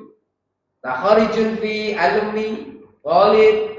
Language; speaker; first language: Arabic; non-native, fluent; Indonesian